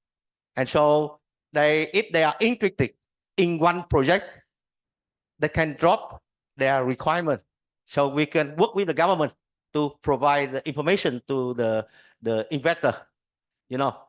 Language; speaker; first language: English; non-native, learner; Vietnamese